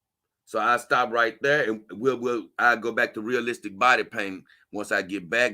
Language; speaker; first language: English; native; English